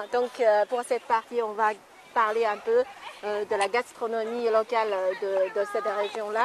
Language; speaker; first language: French; non-native, fluent; Chinese